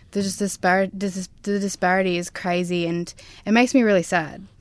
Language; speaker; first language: English; native; English